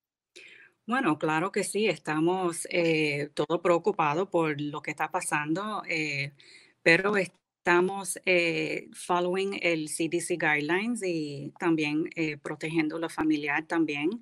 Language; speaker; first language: Spanish; early bilingual, heritage; English